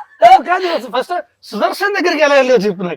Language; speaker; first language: Telugu; native; Telugu